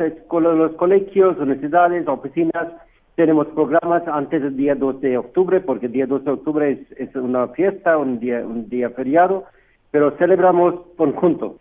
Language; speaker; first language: Spanish; non-native, fluent; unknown